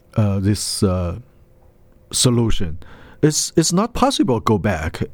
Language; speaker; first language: English; non-native, learner; Chinese